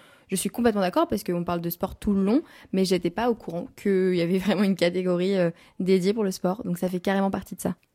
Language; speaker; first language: French; native; French